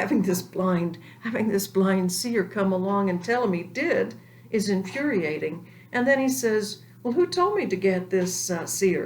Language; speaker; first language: English; native; English